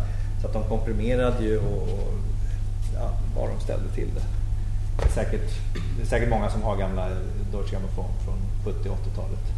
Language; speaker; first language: Swedish; native; Swedish